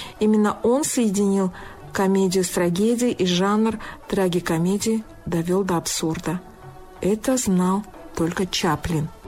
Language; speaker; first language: Russian; non-native, local second language; Tajik